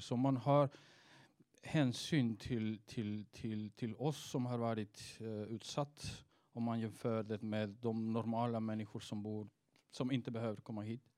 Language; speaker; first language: Swedish; non-native, fluent; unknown